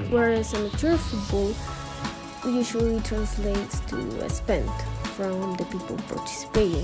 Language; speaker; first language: English; non-native, fluent; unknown